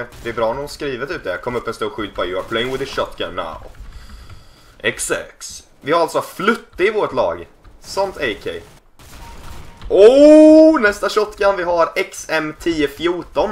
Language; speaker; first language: Swedish; native; Swedish